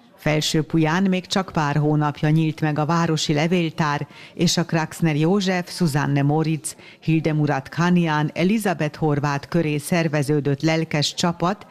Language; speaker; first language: Hungarian; native; Hungarian